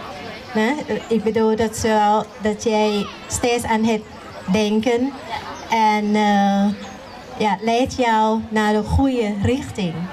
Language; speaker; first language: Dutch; non-native, learner; Thai